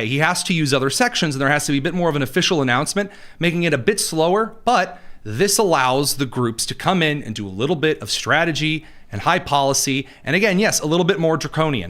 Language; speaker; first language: English; native; English